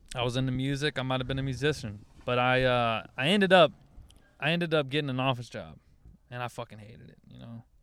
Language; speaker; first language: English; native; English